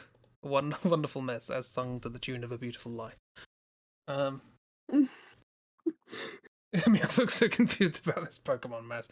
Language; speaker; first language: English; native; English